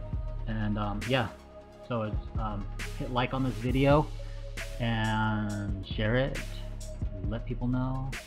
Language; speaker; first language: English; native; English